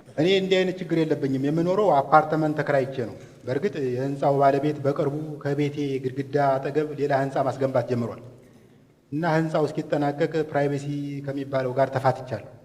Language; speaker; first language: Amharic; native; Amharic